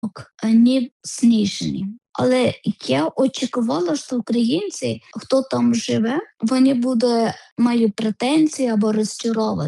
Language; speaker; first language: Ukrainian; non-native, learner; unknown